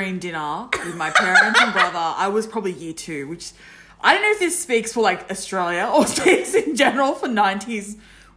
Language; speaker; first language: English; native; English